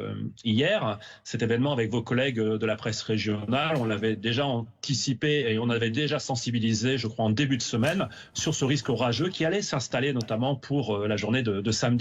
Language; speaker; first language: French; native; French